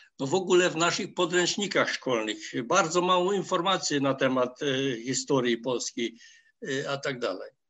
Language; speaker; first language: Polish; non-native, fluent; Hungarian